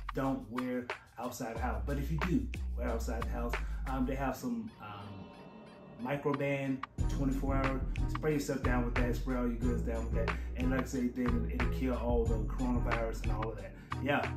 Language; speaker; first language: English; native; English